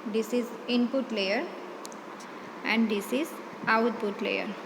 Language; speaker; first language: English; non-native, local second language; Gujarati